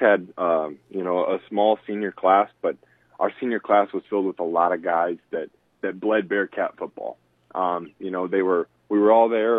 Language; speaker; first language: English; native; English